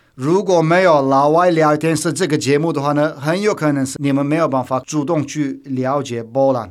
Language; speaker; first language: Chinese; non-native, fluent; Turkish